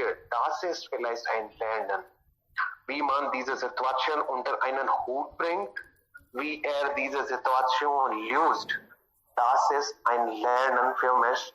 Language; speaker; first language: German; non-native, learner; Hindi